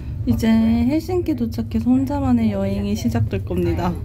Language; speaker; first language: Korean; native; Korean